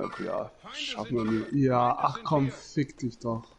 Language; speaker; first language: German; native; German